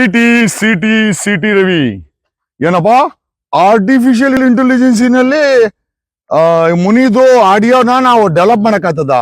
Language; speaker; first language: Kannada; native; Kannada